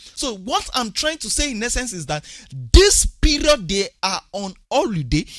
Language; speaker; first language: English; non-native, local second language; Yoruba